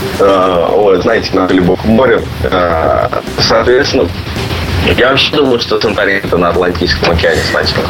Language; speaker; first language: Russian; native; Russian